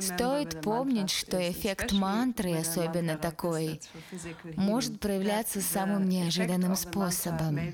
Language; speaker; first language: Russian; native; Russian